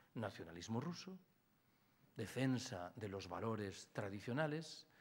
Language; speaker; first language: Spanish; native; Spanish